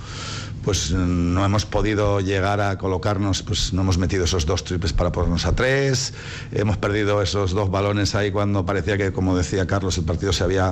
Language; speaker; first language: Spanish; native; Spanish